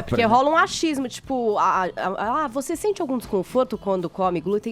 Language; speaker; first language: Portuguese; native; Portuguese